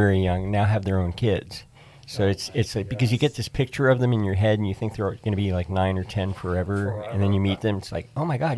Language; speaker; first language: English; native; English